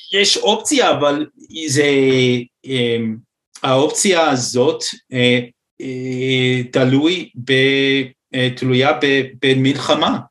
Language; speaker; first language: Hebrew; non-native, fluent; English